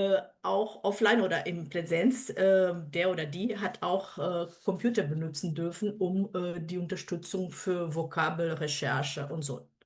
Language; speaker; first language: German; non-native, fluent; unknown